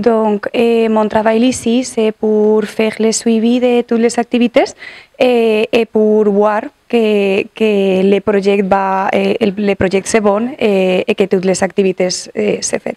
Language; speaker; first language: French; non-native, learner; Catalan